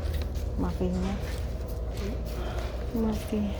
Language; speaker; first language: Arabic; non-native, learner; Filipino